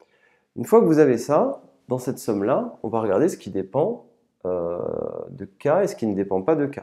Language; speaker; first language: French; native; French